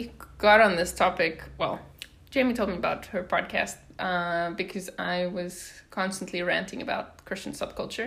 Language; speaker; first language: English; non-native, local second language; Afrikaans